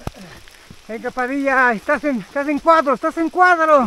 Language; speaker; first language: Spanish; native; Spanish